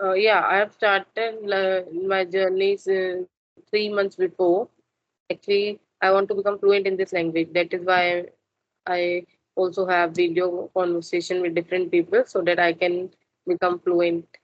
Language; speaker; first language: English; non-native, learner; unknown